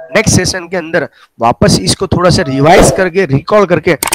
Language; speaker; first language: Hindi; native; Hindi